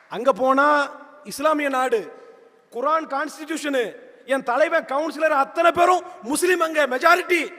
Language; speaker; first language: Tamil; native; Tamil